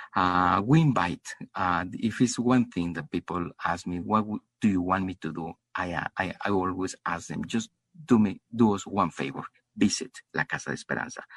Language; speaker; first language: English; non-native, fluent; Spanish